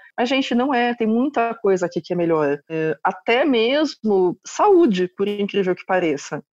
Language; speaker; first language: Portuguese; native; Portuguese